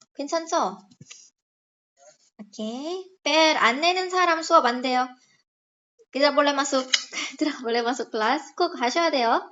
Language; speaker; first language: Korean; non-native, fluent; Indonesian